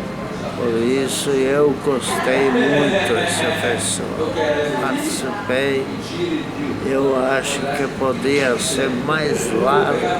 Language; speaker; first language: Portuguese; non-native, fluent; Polish